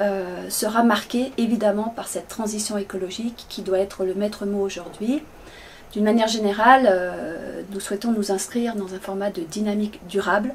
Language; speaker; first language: French; native; French